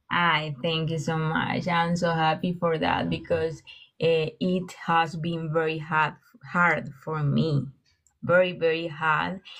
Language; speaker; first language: English; non-native, learner; Spanish